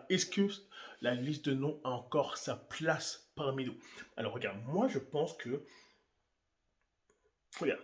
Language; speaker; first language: French; native; French